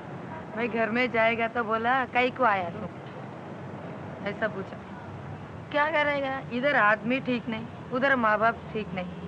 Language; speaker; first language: Hindi; non-native, local second language; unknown